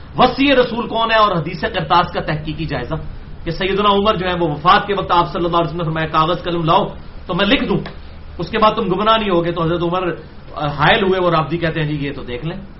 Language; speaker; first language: Urdu; non-native, local second language; Punjabi